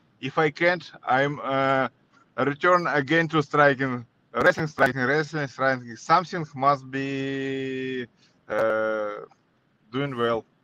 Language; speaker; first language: English; non-native, learner; Russian